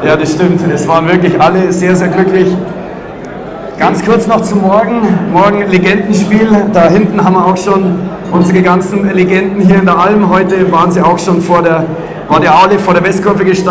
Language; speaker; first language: German; native; German